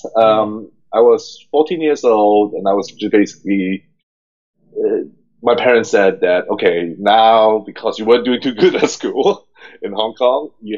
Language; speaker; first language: English; early bilingual, other home language; Cantonese